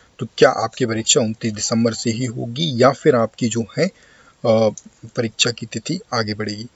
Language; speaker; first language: Hindi; native; Hindi